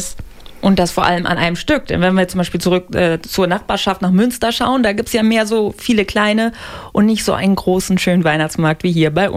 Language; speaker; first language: German; native; German